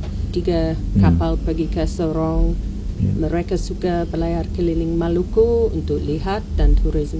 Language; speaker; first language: Indonesian; non-native, learner; English